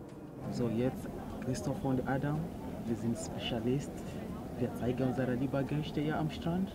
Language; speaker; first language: German; non-native, learner; Swahili